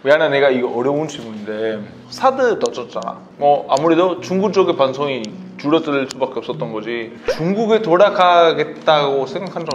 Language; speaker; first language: Korean; non-native, fluent; Italian